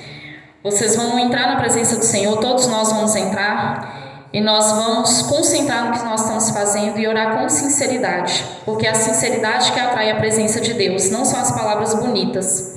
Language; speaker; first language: Portuguese; native; Portuguese